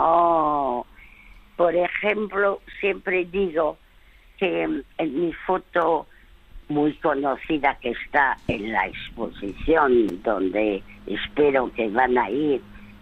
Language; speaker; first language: Spanish; early bilingual, other home language; French